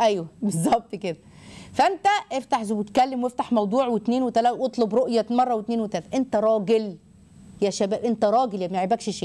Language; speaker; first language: Arabic; native; Arabic